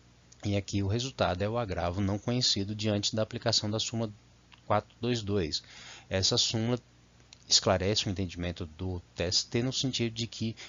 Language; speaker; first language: Portuguese; native; Portuguese